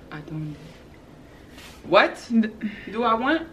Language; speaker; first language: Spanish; non-native, learner; English